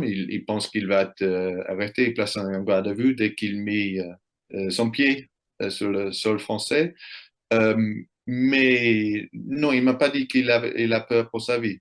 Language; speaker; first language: French; non-native, fluent; English